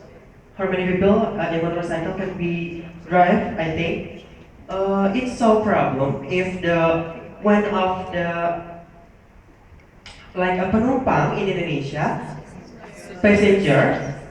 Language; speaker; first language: English; non-native, learner; Indonesian